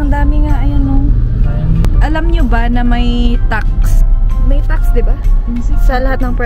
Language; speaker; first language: Filipino; native; Filipino